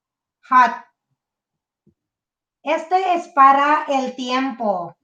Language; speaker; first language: Spanish; non-native, fluent; Filipino